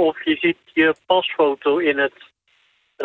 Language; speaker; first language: Dutch; native; Dutch